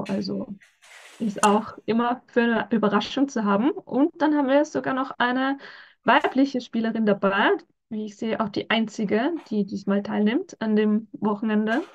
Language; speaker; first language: German; native; German